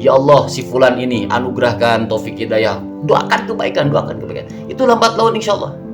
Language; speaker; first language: Indonesian; native; Indonesian